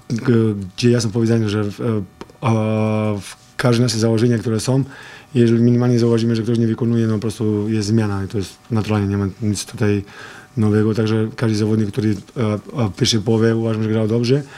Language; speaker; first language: Polish; non-native, fluent; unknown